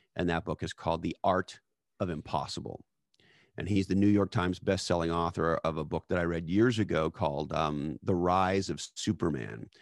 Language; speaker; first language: English; native; English